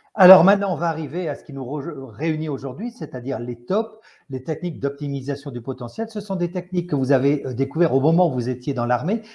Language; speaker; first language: French; native; French